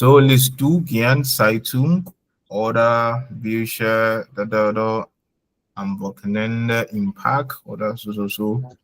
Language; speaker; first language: German; non-native, fluent; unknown